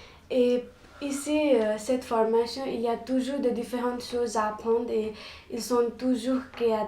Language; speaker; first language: French; non-native, learner; Nepali